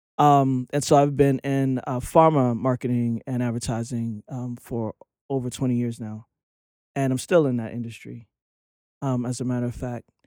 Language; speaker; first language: English; native; English